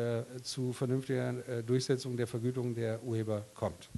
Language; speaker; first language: German; native; German